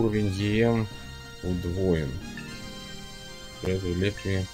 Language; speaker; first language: Russian; native; Russian